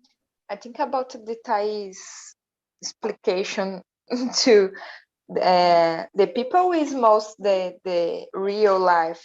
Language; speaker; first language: English; non-native, learner; Portuguese